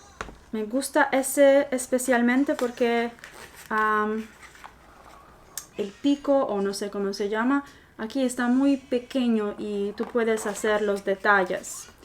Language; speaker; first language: Spanish; non-native, fluent; English